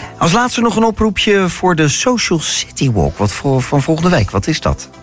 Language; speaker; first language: Dutch; native; Dutch